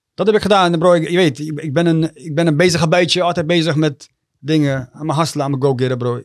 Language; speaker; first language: Dutch; early bilingual, other home language; Tigrinya